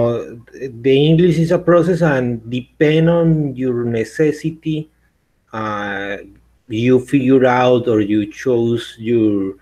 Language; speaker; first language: English; non-native, learner; Spanish